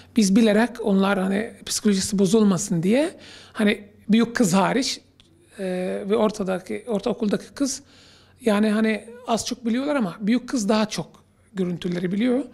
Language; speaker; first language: Turkish; non-native, fluent; Arabic